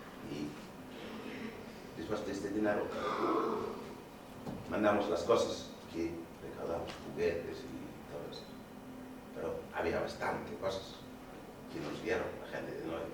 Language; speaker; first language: Spanish; non-native, fluent; Wolof